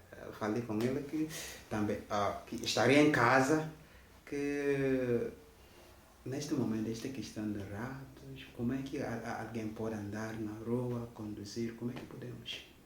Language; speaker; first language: Portuguese; non-native, fluent; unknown